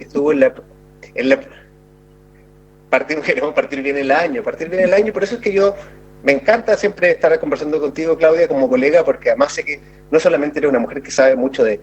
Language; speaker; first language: Spanish; native; Spanish